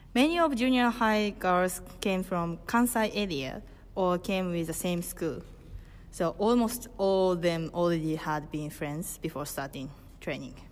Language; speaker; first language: English; non-native, learner; Japanese